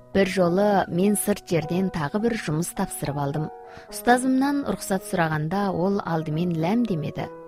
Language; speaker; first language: Kazakh; native; Kazakh